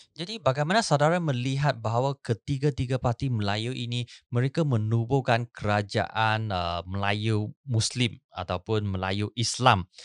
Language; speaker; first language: Malay; non-native, local second language; Chinese